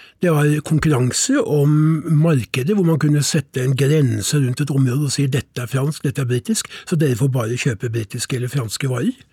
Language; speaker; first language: Norwegian; native; Norwegian